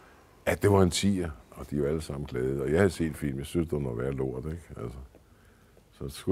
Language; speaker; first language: Danish; native; Danish